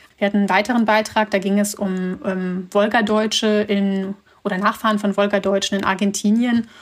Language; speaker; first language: German; early bilingual, other home language; Russian